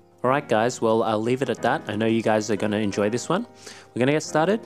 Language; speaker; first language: English; native; English